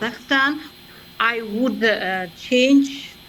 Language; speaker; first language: English; non-native, learner; Kazakh